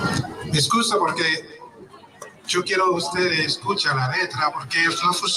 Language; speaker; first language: Spanish; non-native, learner; Haitian Creole